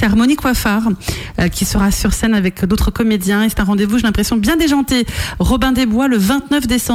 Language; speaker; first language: French; native; French